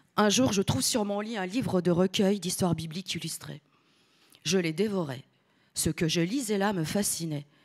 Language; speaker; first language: French; early bilingual, other home language; Italian